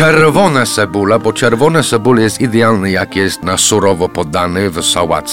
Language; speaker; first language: Polish; non-native, fluent; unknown